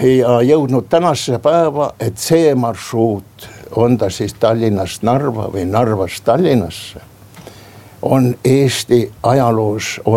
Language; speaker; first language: Estonian; native; Estonian